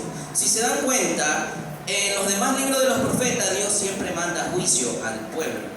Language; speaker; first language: Spanish; native; Spanish